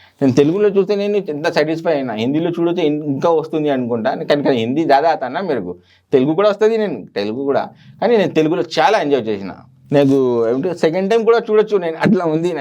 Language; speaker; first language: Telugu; non-native, local second language; Urdu